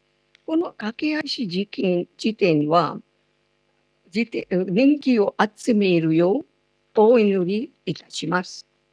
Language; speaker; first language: Japanese; non-native, fluent; Marathi